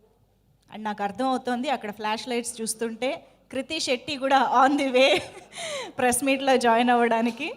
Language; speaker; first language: Telugu; native; Telugu